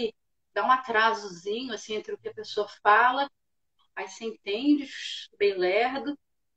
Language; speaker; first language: Portuguese; native; Portuguese